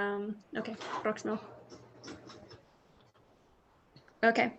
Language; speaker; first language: Spanish; non-native, learner; English